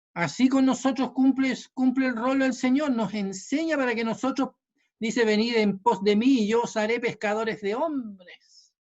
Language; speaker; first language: Spanish; native; Spanish